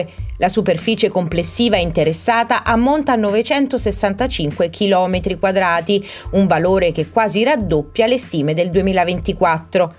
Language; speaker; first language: Italian; native; Italian